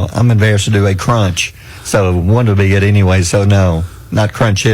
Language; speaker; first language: English; native; English